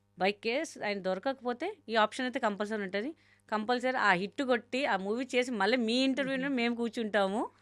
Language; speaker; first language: Telugu; non-native, local second language; Hindi